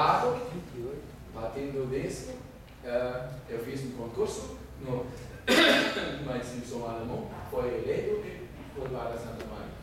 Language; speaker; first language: Portuguese; non-native, fluent; German